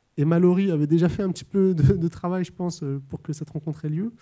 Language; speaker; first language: French; native; French